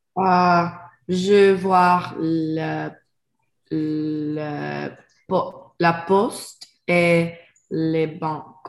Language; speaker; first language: French; non-native, learner; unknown